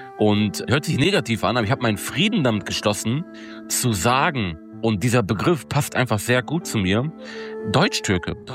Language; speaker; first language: German; early bilingual, other home language; Turkish